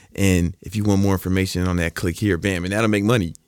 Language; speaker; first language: English; native; English